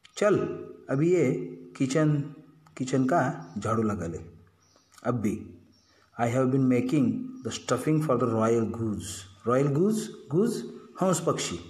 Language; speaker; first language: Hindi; non-native, local second language; Marathi